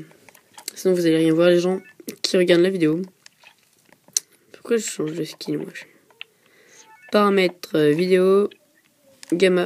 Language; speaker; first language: French; native; French